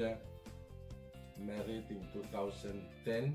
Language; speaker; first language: English; non-native, learner; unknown